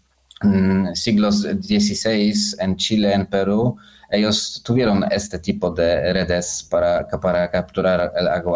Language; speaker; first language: Spanish; non-native, learner; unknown